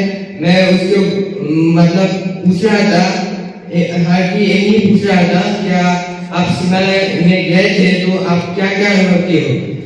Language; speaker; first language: Hindi; non-native, local second language; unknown